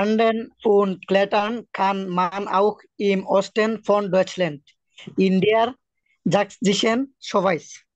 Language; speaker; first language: German; non-native, learner; Bangla